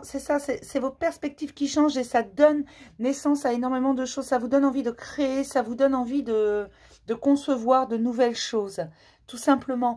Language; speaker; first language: French; native; French